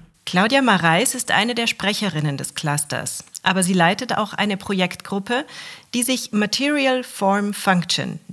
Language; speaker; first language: German; native; German